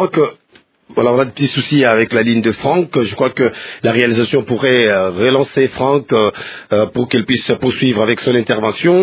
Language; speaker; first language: French; non-native, local second language; Lingala